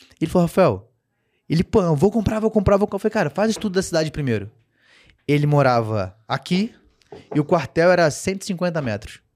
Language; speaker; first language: Portuguese; native; Portuguese